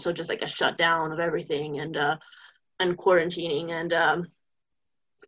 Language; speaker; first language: English; non-native, fluent; Italian